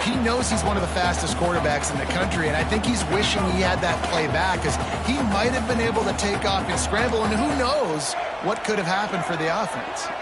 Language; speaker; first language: English; native; English